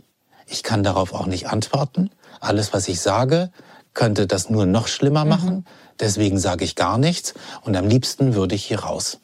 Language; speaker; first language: German; native; German